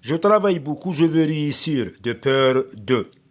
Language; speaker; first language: French; non-native, local second language; Arabic